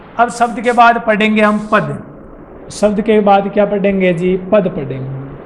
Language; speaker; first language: Hindi; native; Hindi